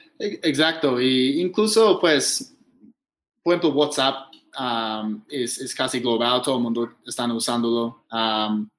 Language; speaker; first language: Spanish; non-native, fluent; English